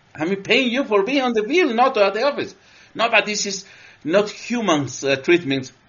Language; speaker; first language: English; non-native, learner; Spanish